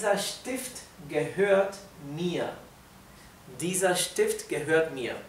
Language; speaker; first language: German; non-native, fluent; Spanish